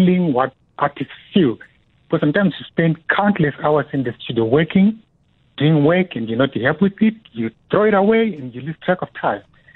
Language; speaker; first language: English; non-native, local second language; Shona